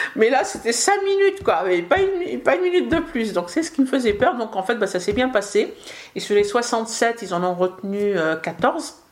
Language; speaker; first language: French; early bilingual, other home language; Arabic